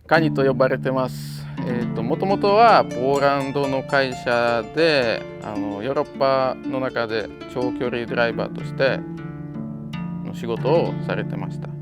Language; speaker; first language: Japanese; non-native, fluent; Polish